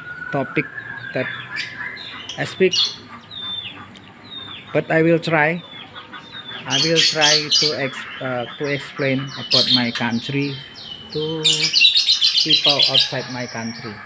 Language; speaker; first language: English; non-native, learner; Indonesian